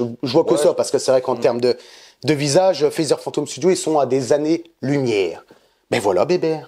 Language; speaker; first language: French; native; French